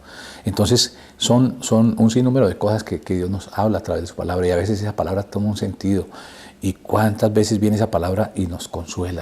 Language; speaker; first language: Spanish; native; Spanish